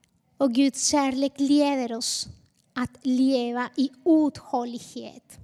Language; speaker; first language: Swedish; non-native, fluent; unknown